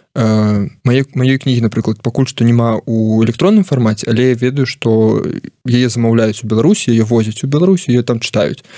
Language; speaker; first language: Belarusian; non-native, local second language; Russian